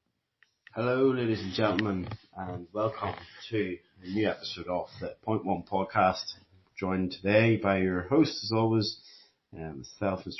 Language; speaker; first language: English; native; English